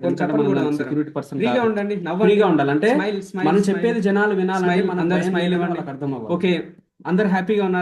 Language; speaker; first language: Telugu; native; Telugu